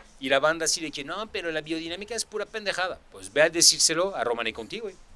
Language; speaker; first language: Spanish; non-native, fluent; French